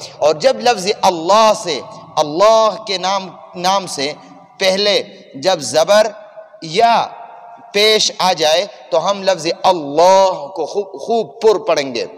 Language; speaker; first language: Urdu; non-native, local second language; Pashto